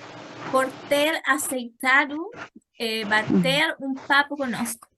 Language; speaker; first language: Portuguese; non-native, learner; Spanish